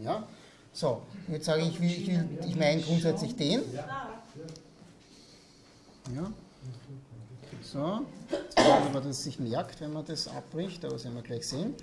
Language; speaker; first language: German; native; German